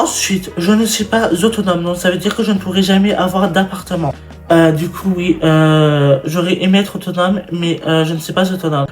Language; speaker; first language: French; native; French